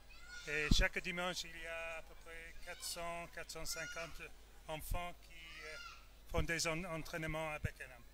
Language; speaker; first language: French; non-native, fluent; English